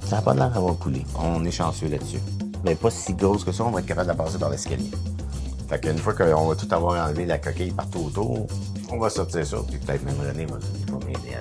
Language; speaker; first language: French; native; French